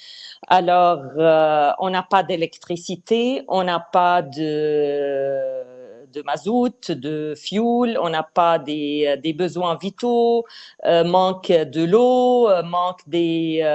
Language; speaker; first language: French; non-native, fluent; Arabic